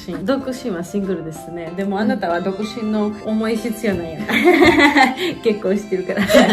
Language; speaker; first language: Japanese; non-native, fluent; Georgian